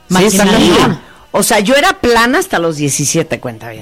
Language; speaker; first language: Spanish; native; Spanish